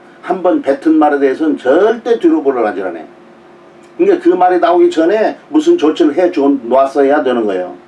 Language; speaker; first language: Korean; native; Korean